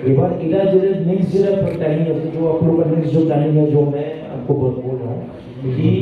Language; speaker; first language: Hindi; non-native, local second language; Bangla